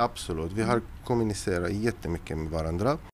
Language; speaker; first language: Swedish; non-native, learner; Arabic